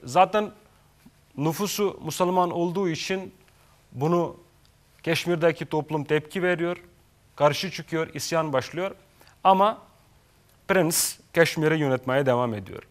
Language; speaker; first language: Turkish; non-native, fluent; Kashmiri